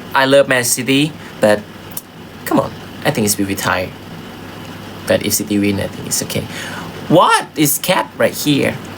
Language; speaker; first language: English; non-native, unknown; Thai